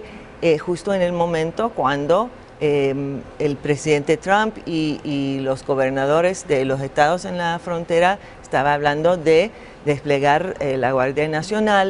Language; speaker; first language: Spanish; non-native, fluent; English